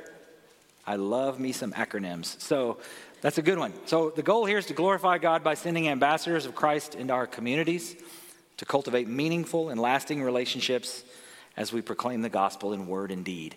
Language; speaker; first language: English; native; English